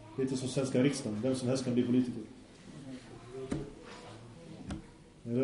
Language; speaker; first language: Swedish; early bilingual, other home language; Arabic